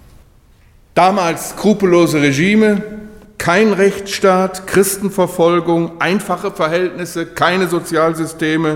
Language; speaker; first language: German; native; German